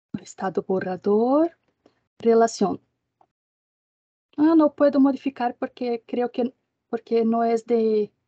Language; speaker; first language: Spanish; non-native, learner; Portuguese